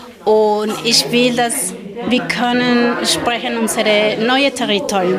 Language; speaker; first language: German; non-native, learner; Spanish